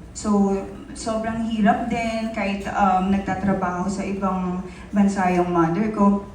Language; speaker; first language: Filipino; non-native, local second language; Pampanga